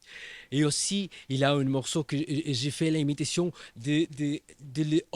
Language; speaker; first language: French; non-native, learner; Portuguese